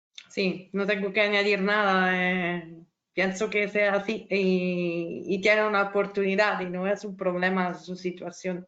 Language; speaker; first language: Spanish; non-native, fluent; Italian